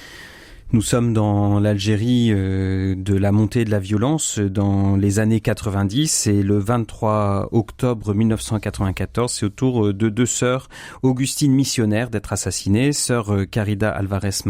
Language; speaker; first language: French; native; French